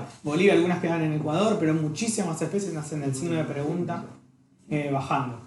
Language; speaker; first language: Spanish; native; Spanish